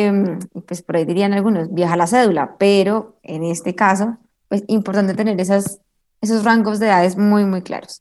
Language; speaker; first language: Spanish; native; Spanish